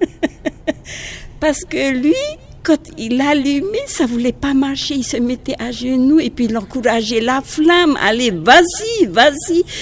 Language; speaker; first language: French; non-native, local second language; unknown